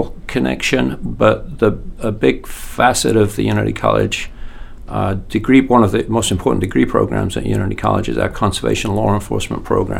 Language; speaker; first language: English; native; English